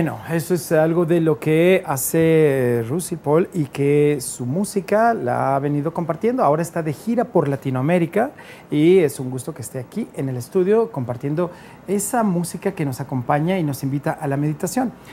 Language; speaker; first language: Spanish; native; Spanish